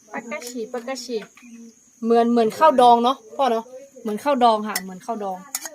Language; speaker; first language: Thai; non-native, local second language; Karen languages